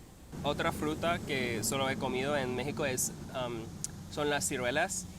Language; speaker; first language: Spanish; non-native, learner; English